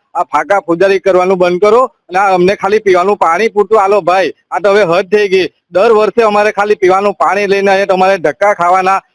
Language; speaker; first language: Gujarati; native; Gujarati